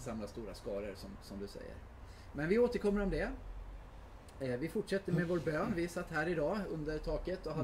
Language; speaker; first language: Swedish; native; Swedish